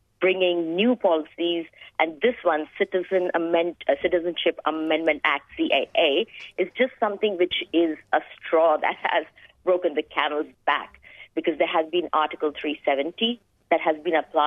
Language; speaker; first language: English; non-native, local second language; Hindi